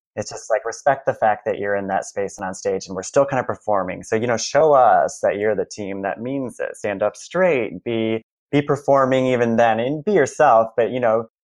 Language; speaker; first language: English; native; English